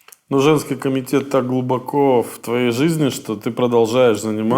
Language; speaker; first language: Russian; native; Russian